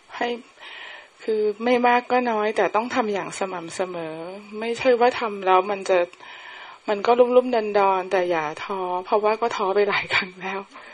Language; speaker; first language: Thai; native; Thai